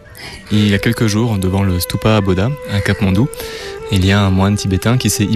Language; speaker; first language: French; native; French